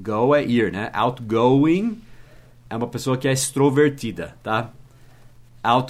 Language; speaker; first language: Portuguese; non-native, fluent; English